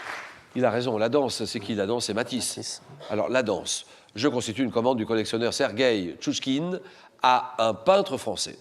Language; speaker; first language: French; native; French